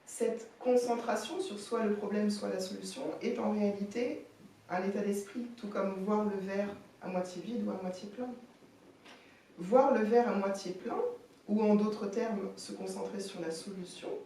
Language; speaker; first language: French; native; French